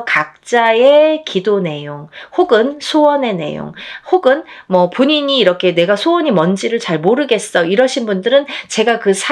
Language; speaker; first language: Korean; native; Korean